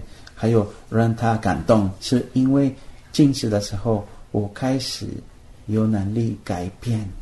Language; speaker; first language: Chinese; non-native, fluent; Spanish